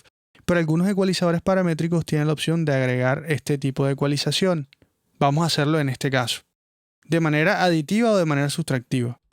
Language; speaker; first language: Spanish; native; Spanish